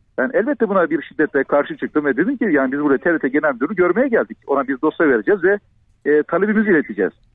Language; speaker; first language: Turkish; native; Turkish